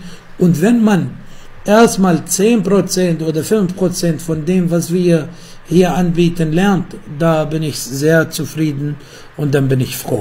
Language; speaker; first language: German; non-native, fluent; Arabic